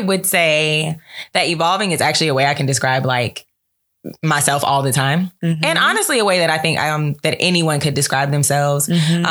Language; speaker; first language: English; native; English